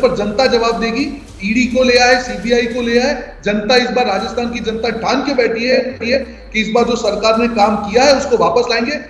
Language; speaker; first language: Hindi; non-native, local second language; Gujarati